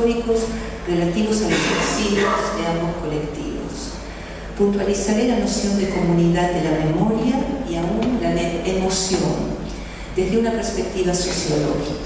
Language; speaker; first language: Spanish; native; Spanish